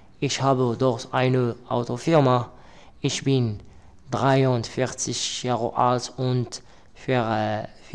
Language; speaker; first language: German; non-native, learner; Arabic